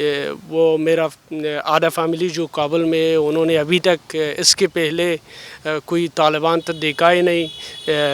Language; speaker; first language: Hindi; non-native, fluent; Persian